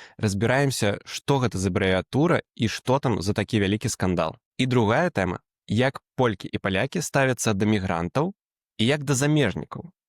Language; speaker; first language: Belarusian; native; Belarusian